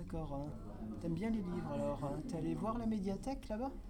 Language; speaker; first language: French; native; French